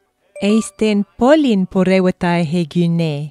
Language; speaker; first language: Greek; non-native, learner; English